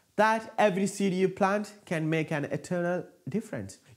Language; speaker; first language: English; non-native, local second language; Malayalam